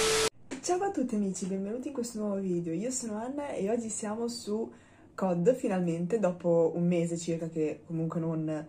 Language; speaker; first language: Italian; native; Italian